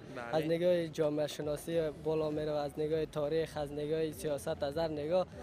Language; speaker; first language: Persian; native; Persian